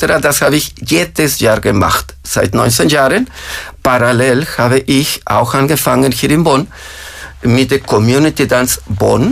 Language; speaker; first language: German; non-native, fluent; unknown